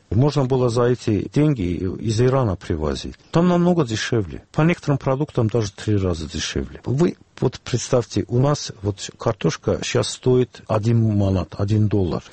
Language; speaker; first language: Russian; non-native, local second language; Azerbaijani